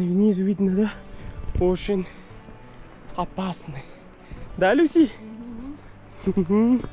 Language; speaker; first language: Russian; non-native, learner; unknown